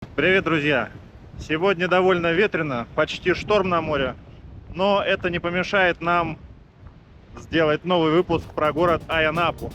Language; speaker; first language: Russian; native; Russian